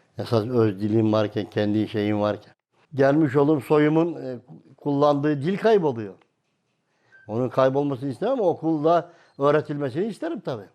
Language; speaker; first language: Turkish; non-native, local second language; Kumyk